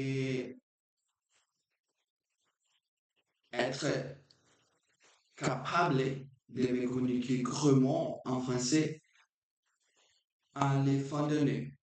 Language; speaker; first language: French; non-native, learner; Portuguese